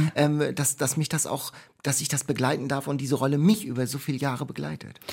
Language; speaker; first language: German; native; German